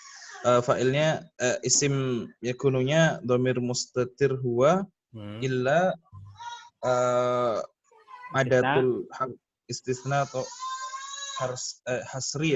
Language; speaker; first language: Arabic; non-native, learner; Indonesian